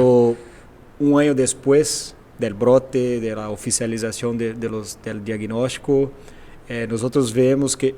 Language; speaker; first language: Spanish; non-native, fluent; Portuguese